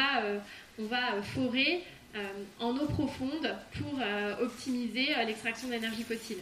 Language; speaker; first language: French; native; French